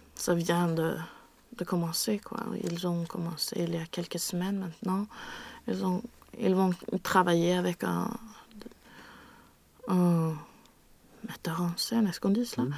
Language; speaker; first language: French; non-native, learner; Swedish